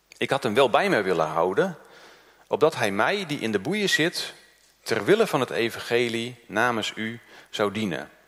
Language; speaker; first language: Dutch; early bilingual, other home language; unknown